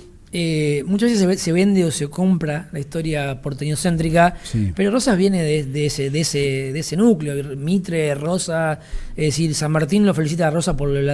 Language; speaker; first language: Spanish; native; Spanish